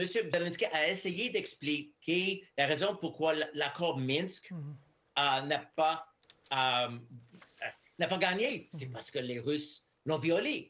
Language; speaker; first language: French; non-native, fluent; English